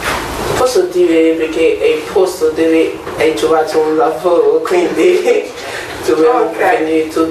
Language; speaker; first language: Italian; non-native, learner; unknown